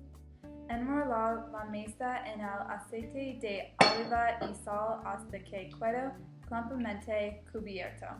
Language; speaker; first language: Spanish; non-native, learner; English